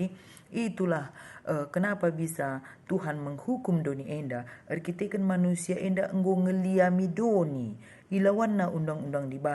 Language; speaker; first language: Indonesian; non-native, local second language; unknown